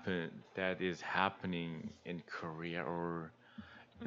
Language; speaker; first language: English; non-native, learner; Korean